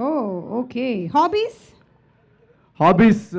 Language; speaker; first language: Telugu; native; Telugu